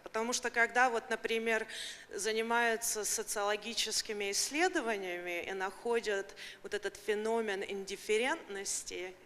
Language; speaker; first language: Russian; early bilingual, heritage; Russian